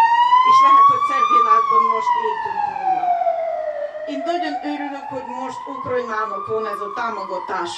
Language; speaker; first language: Hungarian; non-native, fluent; Ukrainian